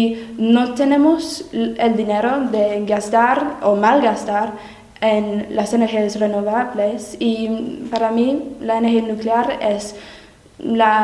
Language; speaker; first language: Spanish; non-native, learner; English